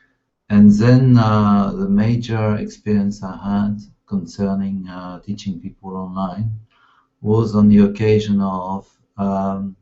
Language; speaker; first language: English; non-native, fluent; French